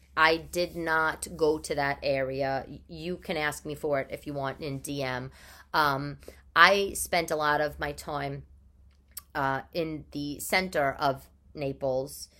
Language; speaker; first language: English; early bilingual, other home language; Italian